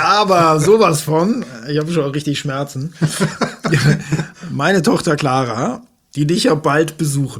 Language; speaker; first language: German; native; German